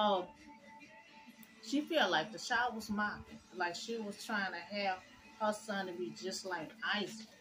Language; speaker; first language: English; native; English